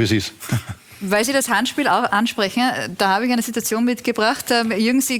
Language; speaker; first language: German; native; German